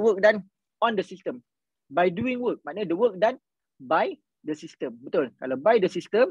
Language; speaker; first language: English; non-native, local second language; Malay